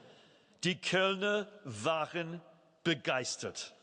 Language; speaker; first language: German; non-native, fluent; English